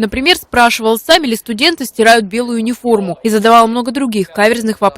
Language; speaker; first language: Russian; native; Russian